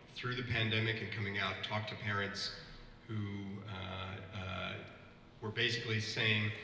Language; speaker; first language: English; native; English